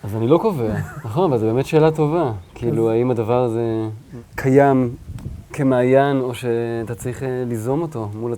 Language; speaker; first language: Hebrew; native; Hebrew